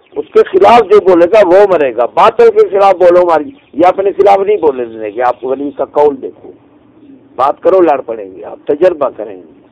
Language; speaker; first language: Urdu; non-native, local second language; Punjabi